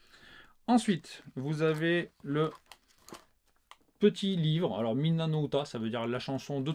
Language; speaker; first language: French; native; French